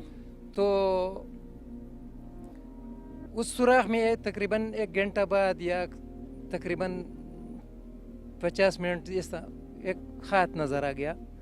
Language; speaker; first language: Hindi; non-native, local second language; Pashto